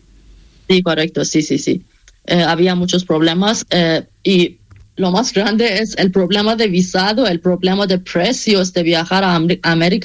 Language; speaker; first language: Spanish; non-native, fluent; Persian